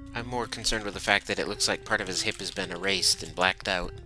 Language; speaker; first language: English; native; English